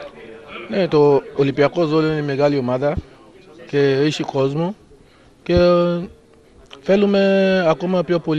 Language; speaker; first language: Greek; non-native, learner; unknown